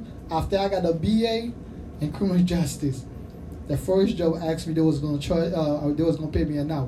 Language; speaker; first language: English; non-native, fluent; Haitian Creole